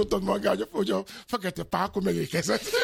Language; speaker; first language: Hungarian; non-native, learner; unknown